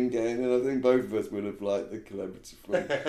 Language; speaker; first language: English; native; English